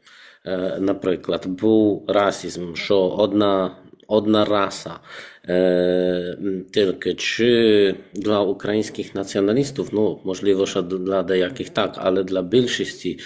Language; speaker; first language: Ukrainian; non-native, fluent; Polish